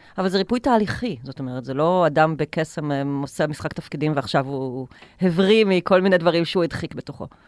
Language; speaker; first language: Hebrew; native; Hebrew